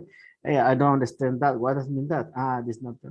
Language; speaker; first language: English; non-native, learner; Spanish